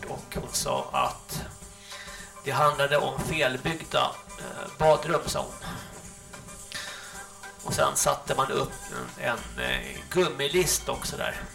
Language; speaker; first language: Swedish; native; Swedish